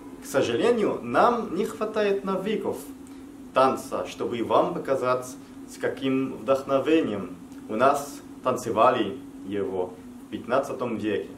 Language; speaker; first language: Russian; non-native, fluent; French